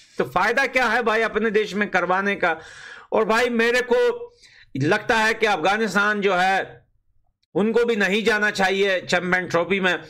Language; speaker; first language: Urdu; native; Urdu